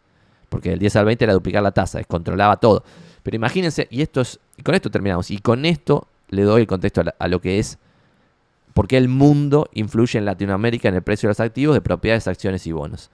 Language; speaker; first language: Spanish; native; Spanish